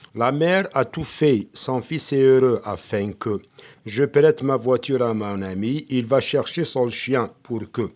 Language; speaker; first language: French; non-native, local second language; Arabic